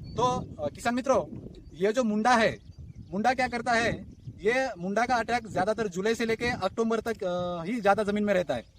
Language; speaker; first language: Hindi; non-native, local second language; Marathi